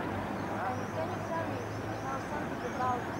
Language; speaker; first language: English; non-native, learner; Croatian